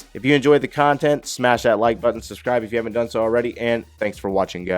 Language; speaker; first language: English; native; English